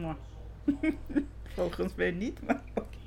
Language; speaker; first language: Dutch; non-native, fluent; Georgian